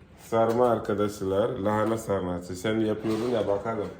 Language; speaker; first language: Turkish; native; Turkish